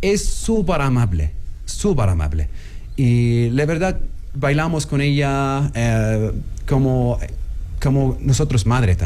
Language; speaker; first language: Spanish; non-native, learner; Arabic